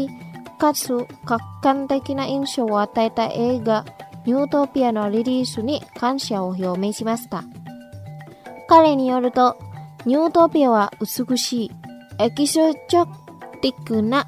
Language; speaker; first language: Japanese; non-native, fluent; Indonesian